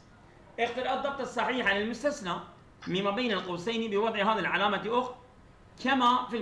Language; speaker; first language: Arabic; non-native, fluent; Turkish